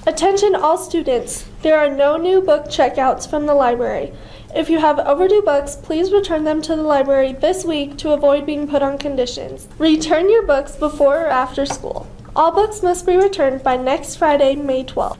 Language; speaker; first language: English; native; English